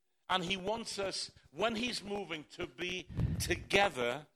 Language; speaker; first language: English; native; English